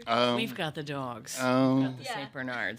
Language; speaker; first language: English; native; English